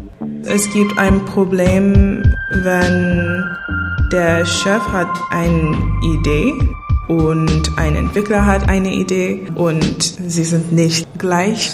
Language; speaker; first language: German; non-native, learner; English